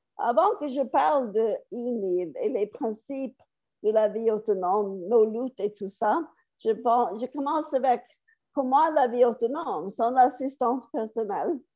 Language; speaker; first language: French; non-native, fluent; English